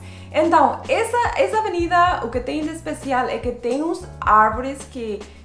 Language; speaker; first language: Portuguese; non-native, fluent; Spanish